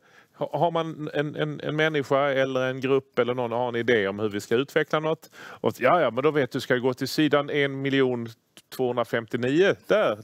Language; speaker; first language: Swedish; native; Swedish